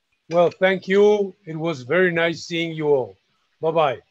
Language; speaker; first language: English; non-native, fluent; Spanish